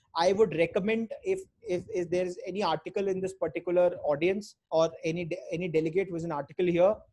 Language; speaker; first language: English; non-native, local second language; Hindi